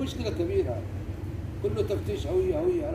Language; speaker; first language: Arabic; non-native, learner; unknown